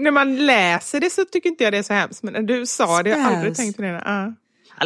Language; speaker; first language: Swedish; native; Swedish